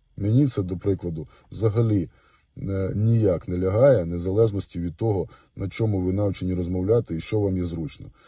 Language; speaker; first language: Ukrainian; non-native, local second language; Russian